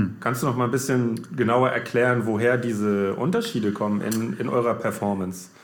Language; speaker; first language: German; native; German